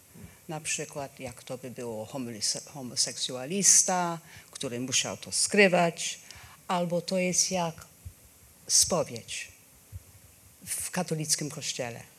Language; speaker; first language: Polish; non-native, fluent; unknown